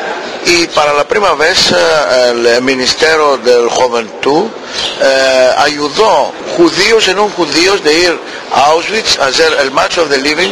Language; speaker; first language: Spanish; early bilingual, heritage; Ladino